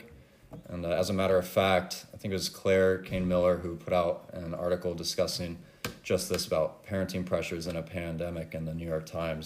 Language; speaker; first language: English; native; English